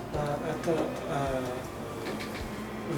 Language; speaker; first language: Russian; non-native, learner; Kazakh